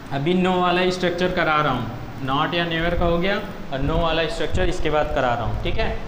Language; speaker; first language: Hindi; native; Hindi